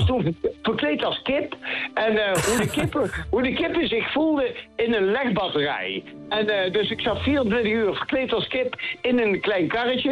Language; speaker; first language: Dutch; native; Dutch